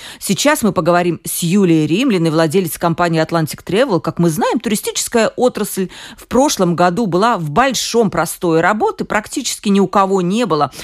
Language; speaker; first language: Russian; native; Russian